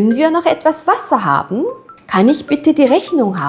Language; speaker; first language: German; non-native, fluent; Korean